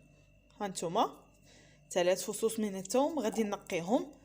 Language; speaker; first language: Arabic; native; Arabic